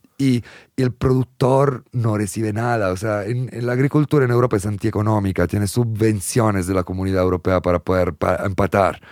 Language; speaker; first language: Spanish; non-native, fluent; Italian